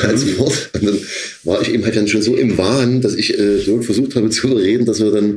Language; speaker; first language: German; native; German